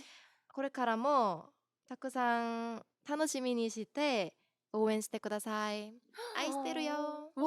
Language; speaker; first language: Japanese; non-native, learner; Korean